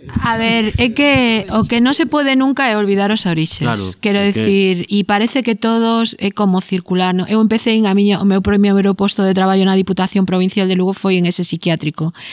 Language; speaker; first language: Galician; native; Galician